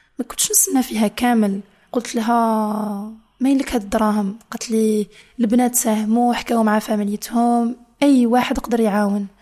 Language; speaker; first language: Arabic; non-native, fluent; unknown